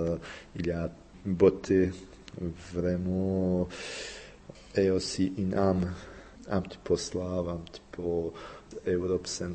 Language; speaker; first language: French; non-native, fluent; Bosnian